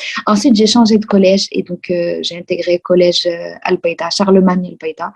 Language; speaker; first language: French; non-native, local second language; Arabic